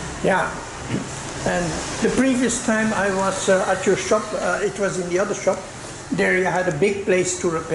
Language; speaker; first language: English; non-native, fluent; Dutch